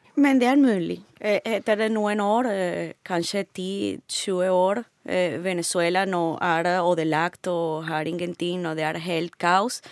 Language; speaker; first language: Norwegian; non-native, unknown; Spanish